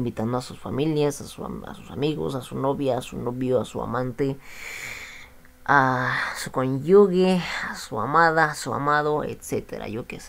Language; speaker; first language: Spanish; native; Spanish